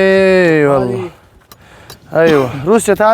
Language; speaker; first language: Arabic; non-native, learner; Tajik